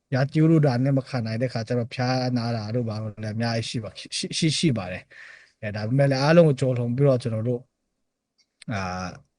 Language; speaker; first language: Burmese; non-native, local second language; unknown